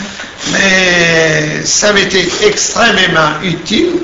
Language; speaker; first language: French; non-native, fluent; Portuguese